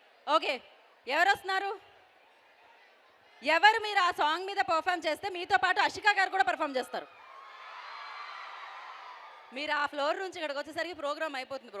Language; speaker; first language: Telugu; native; Telugu